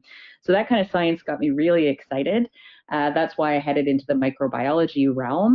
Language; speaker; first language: English; native; English